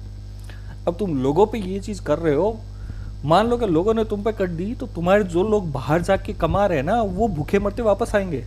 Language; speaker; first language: Hindi; native; Hindi